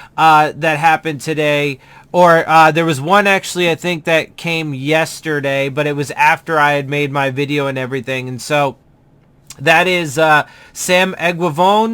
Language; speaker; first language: English; native; English